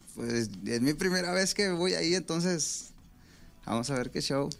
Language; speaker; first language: Spanish; native; Spanish